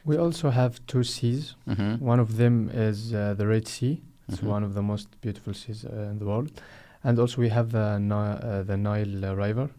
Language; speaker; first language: English; non-native, fluent; Arabic